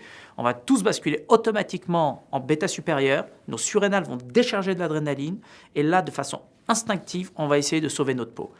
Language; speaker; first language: French; native; French